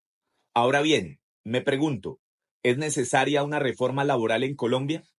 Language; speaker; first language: Spanish; native; Spanish